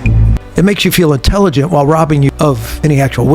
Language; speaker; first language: English; native; English